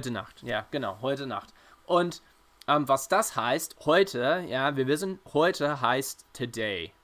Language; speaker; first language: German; non-native, fluent; English